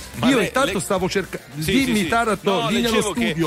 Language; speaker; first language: Italian; native; Italian